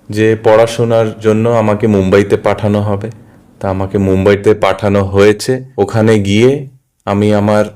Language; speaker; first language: Bangla; early bilingual, heritage; Bangla